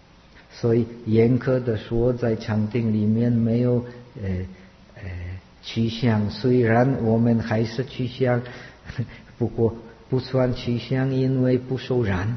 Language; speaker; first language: Chinese; non-native, fluent; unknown